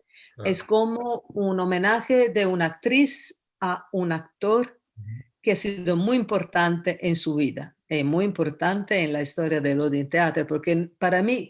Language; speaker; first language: Spanish; non-native, fluent; Italian